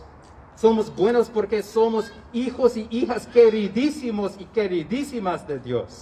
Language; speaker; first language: Spanish; non-native, learner; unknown